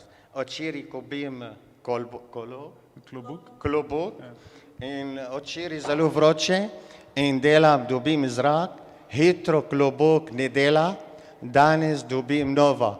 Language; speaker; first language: Slovenian; non-native, learner; Arabic